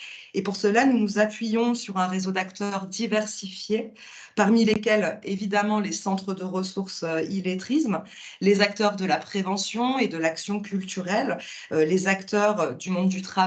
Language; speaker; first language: French; native; French